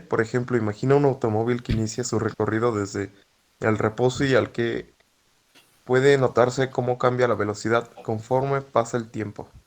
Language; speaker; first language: Spanish; native; Spanish